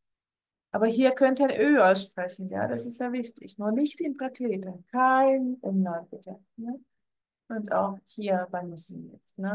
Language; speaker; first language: German; non-native, fluent; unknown